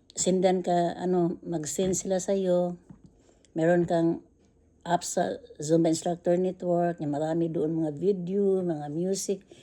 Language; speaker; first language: Filipino; non-native, local second language; Cebuano